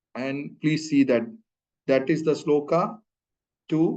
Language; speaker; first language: English; non-native, local second language; Malayalam